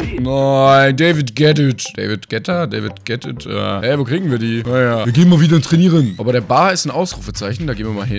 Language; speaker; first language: German; native; German